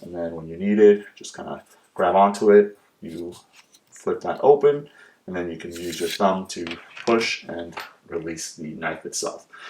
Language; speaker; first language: English; native; English